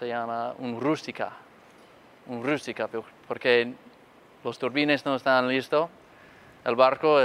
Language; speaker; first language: Spanish; non-native, fluent; English